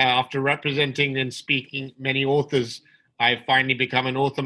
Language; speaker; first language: English; native; English